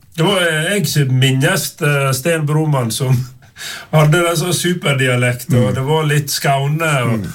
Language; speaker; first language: Norwegian; native; Norwegian